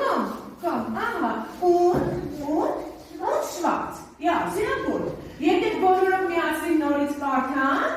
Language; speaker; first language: German; non-native, learner; Armenian